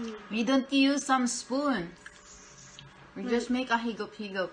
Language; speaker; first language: English; non-native, local second language; Cebuano